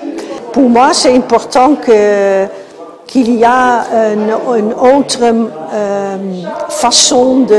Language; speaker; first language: French; non-native, learner; Spanish